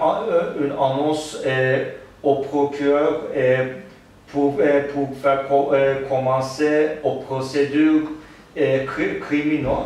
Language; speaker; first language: French; non-native, learner; Turkish